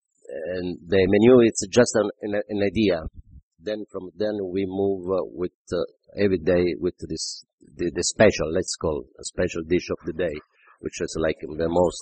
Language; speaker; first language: English; non-native, fluent; Italian